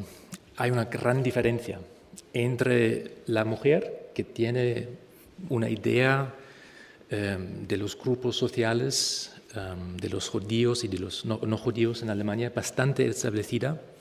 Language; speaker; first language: Spanish; non-native, fluent; German